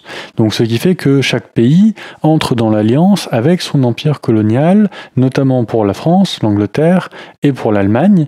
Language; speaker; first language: French; native; French